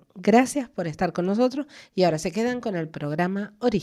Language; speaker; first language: Spanish; native; Spanish